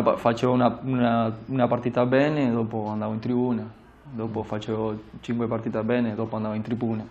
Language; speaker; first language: Italian; non-native, fluent; Spanish